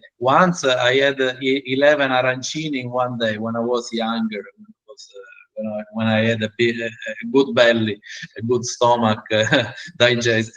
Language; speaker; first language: English; non-native, learner; Italian